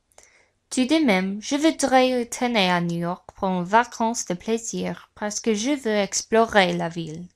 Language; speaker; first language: French; non-native, learner; English